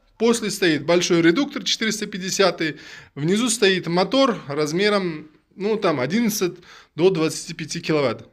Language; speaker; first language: Russian; non-native, local second language; Uzbek